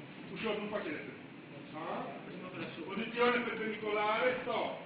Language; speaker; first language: Italian; non-native, learner; Romanian